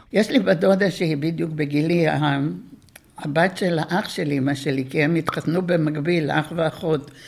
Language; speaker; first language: Hebrew; early bilingual, other home language; Bulgarian